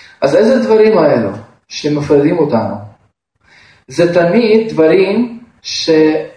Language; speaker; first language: Hebrew; non-native, fluent; Russian